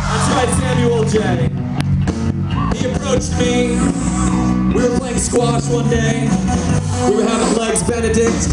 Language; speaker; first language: English; native; English